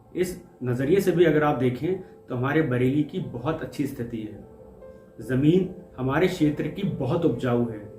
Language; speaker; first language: Hindi; native; Hindi